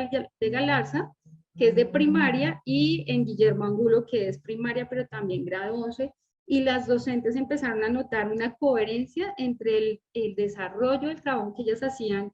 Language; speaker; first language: Spanish; native; Spanish